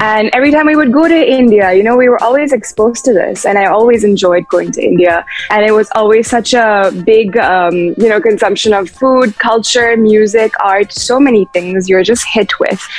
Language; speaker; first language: English; early bilingual, heritage; English